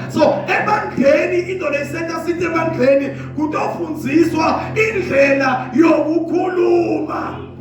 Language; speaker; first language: Zulu; non-native, local second language; Swati